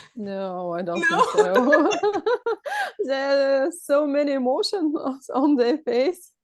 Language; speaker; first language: English; non-native, learner; Russian